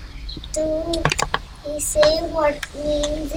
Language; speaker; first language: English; non-native, learner; Hindi